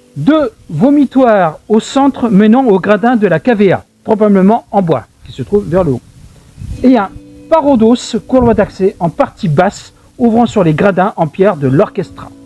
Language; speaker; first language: French; native; French